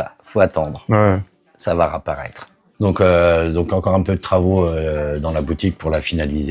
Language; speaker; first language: French; native; French